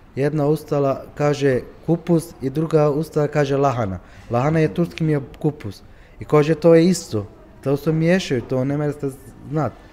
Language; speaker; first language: Croatian; early bilingual, heritage; Turkish